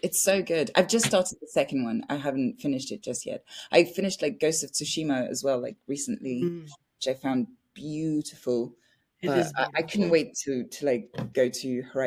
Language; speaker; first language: English; non-native, fluent; French